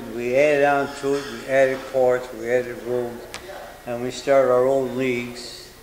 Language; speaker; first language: English; native; English